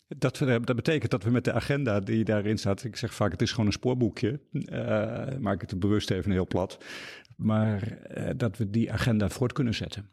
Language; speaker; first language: Dutch; native; Dutch